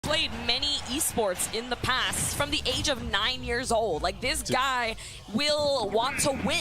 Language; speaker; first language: English; native; English